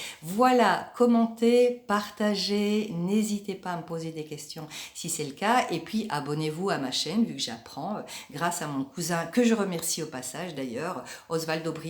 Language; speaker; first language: French; native; French